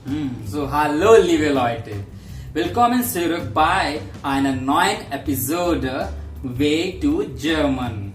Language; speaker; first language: German; non-native, fluent; Hindi